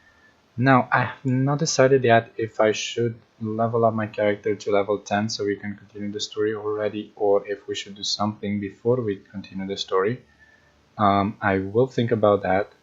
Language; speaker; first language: English; non-native, fluent; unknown